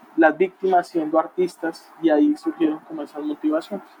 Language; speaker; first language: Spanish; native; Spanish